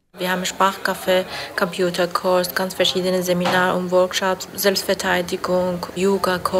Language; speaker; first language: German; non-native, fluent; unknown